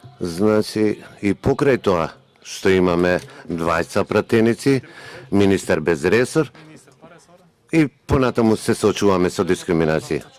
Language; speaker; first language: Macedonian; non-native, local second language; Romany